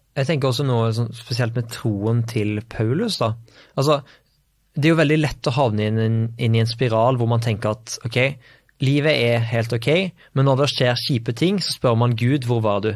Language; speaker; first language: Norwegian; native; Norwegian